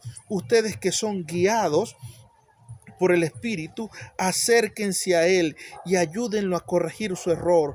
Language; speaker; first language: Spanish; native; Spanish